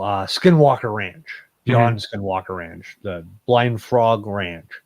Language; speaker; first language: English; native; English